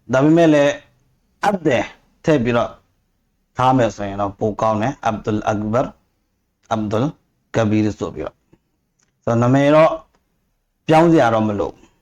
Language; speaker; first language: Burmese; native; Burmese